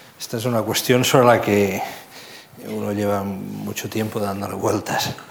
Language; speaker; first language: Spanish; non-native, local second language; Catalan